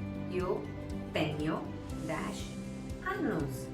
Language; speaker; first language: Portuguese; non-native, learner; Hindi